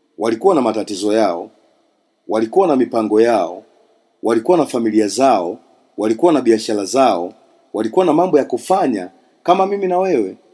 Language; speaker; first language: Swahili; non-native, local second language; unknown